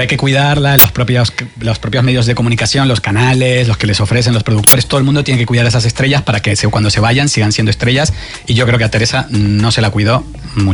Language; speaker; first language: Spanish; native; Spanish